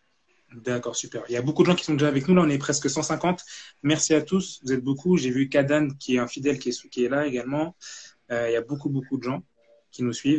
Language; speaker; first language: French; native; French